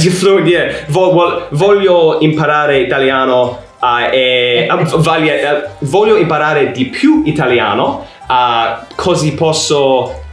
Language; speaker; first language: Italian; non-native, learner; English